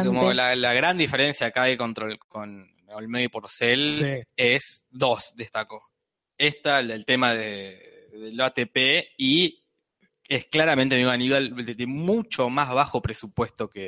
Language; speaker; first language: Spanish; native; Spanish